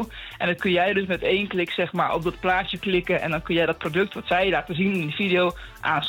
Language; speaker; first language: Dutch; native; Dutch